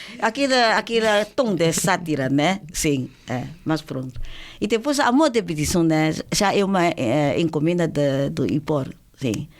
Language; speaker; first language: Portuguese; non-native, fluent; Chinese